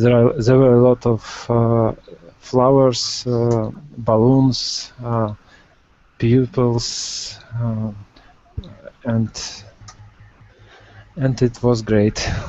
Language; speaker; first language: English; non-native, learner; Russian